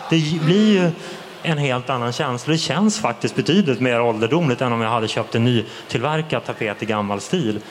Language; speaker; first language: Swedish; native; Swedish